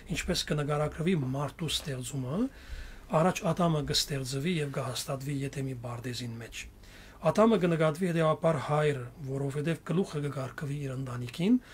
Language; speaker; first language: Armenian; native; Armenian